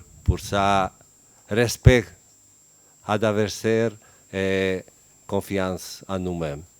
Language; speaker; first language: French; non-native, learner; Bosnian